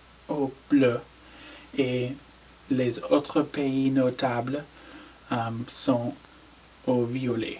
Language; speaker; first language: French; non-native, learner; English